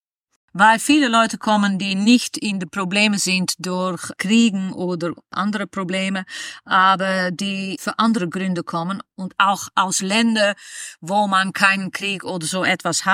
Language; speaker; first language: German; non-native, fluent; Dutch